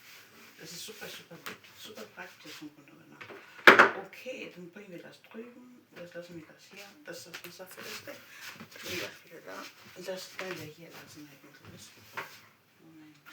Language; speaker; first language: German; non-native, fluent; French